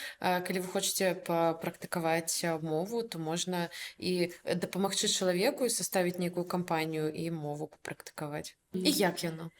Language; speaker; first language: Belarusian; native; Belarusian